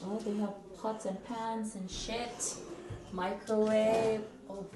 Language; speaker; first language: English; non-native, local second language; Filipino